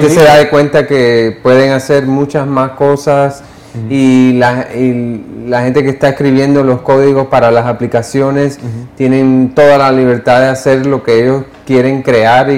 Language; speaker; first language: Spanish; early bilingual, heritage; English